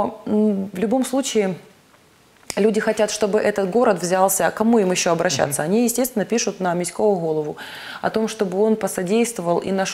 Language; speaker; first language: Russian; native; Russian